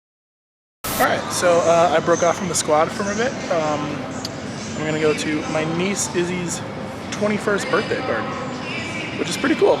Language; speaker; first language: English; native; English